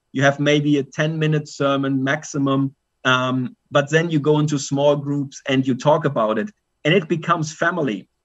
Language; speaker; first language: English; non-native, fluent; German